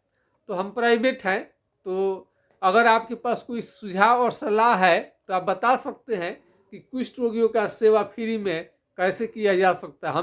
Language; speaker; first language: Hindi; non-native, local second language; Bhojpuri